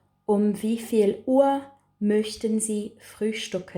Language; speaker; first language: German; non-native, fluent; English